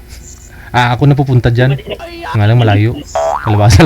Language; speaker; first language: Filipino; native; Filipino